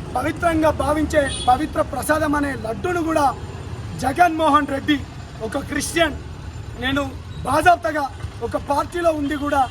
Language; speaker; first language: Telugu; non-native, local second language; Lambadi